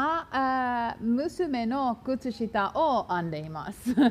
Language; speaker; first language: Japanese; non-native, learner; Finnish